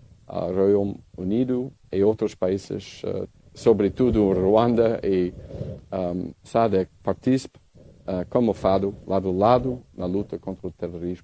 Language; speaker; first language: Portuguese; non-native, learner; English